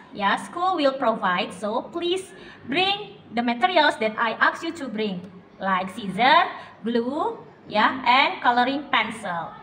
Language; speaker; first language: English; non-native, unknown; Indonesian